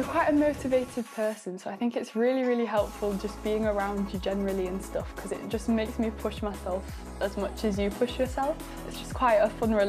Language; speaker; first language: English; native; English